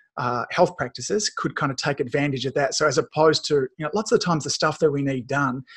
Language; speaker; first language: English; native; English